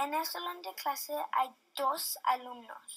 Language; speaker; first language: Spanish; non-native, learner; English